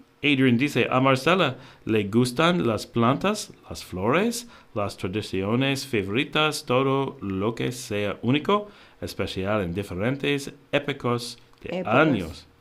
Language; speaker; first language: Spanish; non-native, learner; English